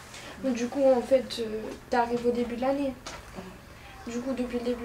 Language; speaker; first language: French; native; French